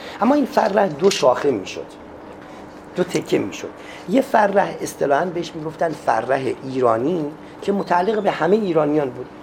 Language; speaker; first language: Persian; non-native, local second language; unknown